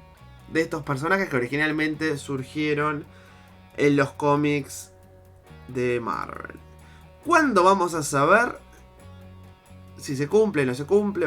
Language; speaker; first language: Spanish; native; Spanish